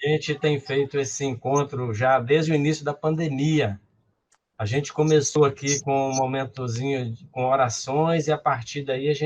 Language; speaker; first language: Portuguese; native; Portuguese